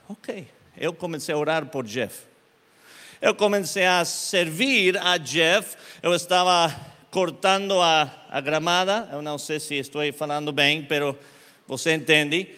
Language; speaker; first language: Portuguese; non-native, learner; Spanish